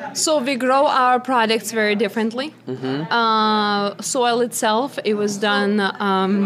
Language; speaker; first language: English; non-native, fluent; Lithuanian